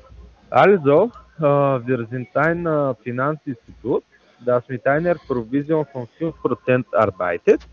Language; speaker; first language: German; non-native, learner; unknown